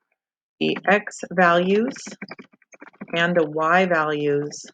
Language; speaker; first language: English; native; English